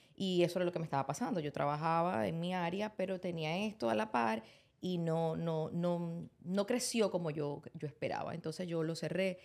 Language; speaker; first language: Spanish; native; Spanish